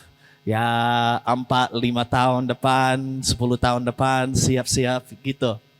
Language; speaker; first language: Indonesian; non-native, learner; English